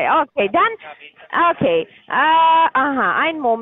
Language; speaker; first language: German; non-native, learner; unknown